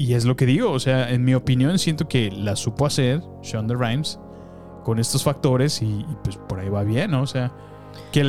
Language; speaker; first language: Spanish; native; Spanish